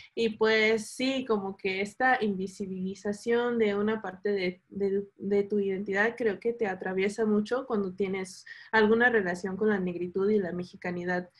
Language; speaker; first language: Spanish; early bilingual, heritage; Spanish